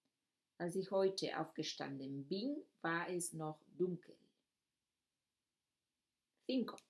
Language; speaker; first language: German; non-native, fluent; Spanish